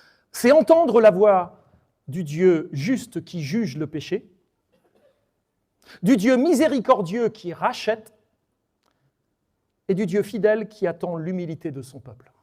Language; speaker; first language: French; native; French